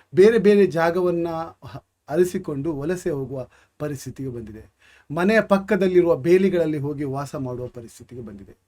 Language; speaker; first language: Kannada; native; Kannada